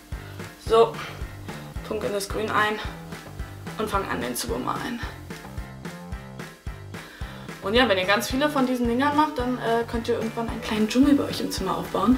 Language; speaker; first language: German; native; German